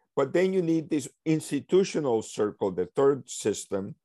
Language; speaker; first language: English; early bilingual, other home language; Spanish